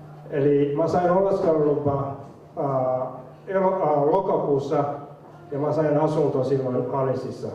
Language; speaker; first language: Finnish; non-native, fluent; Somali